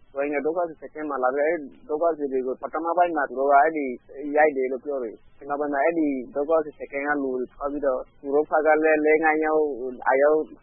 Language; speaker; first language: Burmese; non-native, local second language; Rohingya